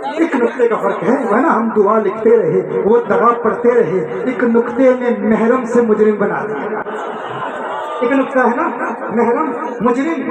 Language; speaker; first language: Urdu; early bilingual, heritage; English